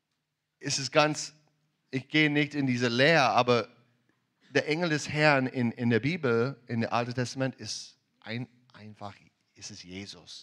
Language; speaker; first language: German; non-native, fluent; English